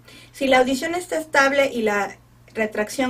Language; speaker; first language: Spanish; native; Spanish